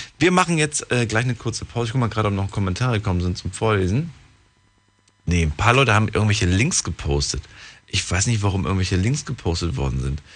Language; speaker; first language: German; native; German